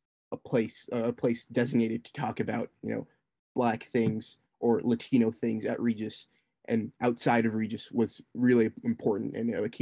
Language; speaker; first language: English; native; English